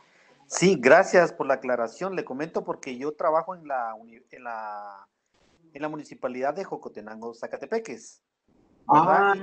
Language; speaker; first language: Spanish; native; Spanish